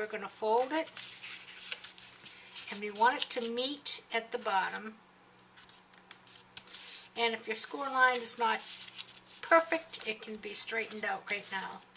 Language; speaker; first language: English; native; English